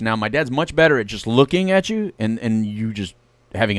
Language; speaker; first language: English; native; English